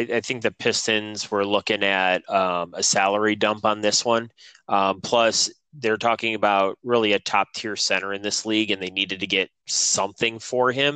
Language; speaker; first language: English; native; English